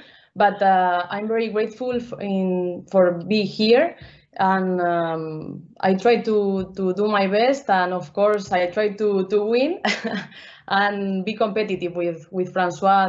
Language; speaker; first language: English; non-native, learner; Spanish